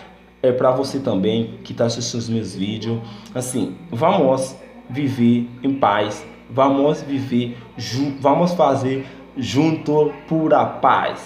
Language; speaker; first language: Portuguese; non-native, learner; Haitian Creole